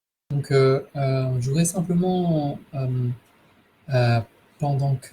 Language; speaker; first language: French; native; French